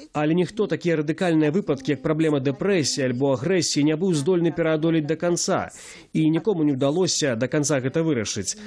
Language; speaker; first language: Belarusian; native; Belarusian